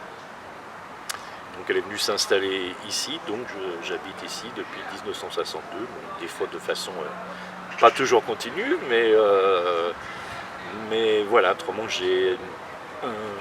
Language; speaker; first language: French; native; French